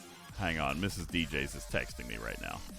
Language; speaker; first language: English; native; English